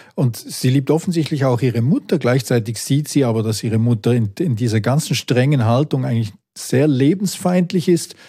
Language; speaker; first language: German; native; German